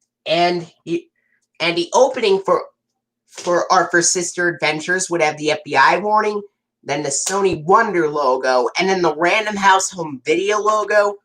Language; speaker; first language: English; native; English